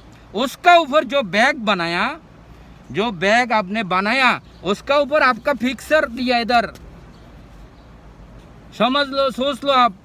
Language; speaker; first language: Hindi; non-native, local second language; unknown